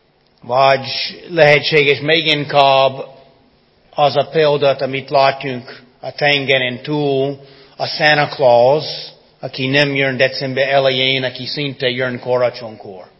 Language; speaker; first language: Hungarian; non-native, fluent; English